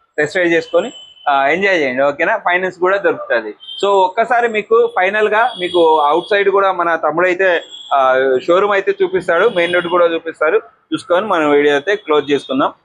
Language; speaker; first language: Telugu; native; Telugu